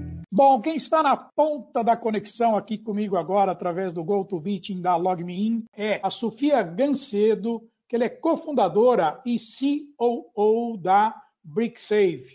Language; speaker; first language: Portuguese; native; Portuguese